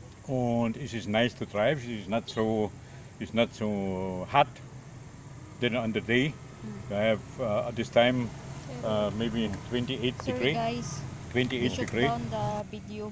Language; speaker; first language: English; non-native, learner; German